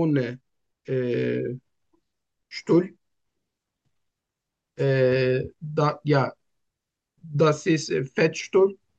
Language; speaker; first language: German; non-native, learner; Turkish